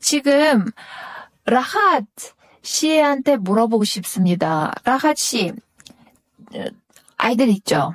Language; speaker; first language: Korean; non-native, fluent; Kyrgyz